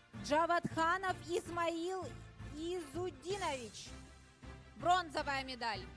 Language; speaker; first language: Russian; native; Russian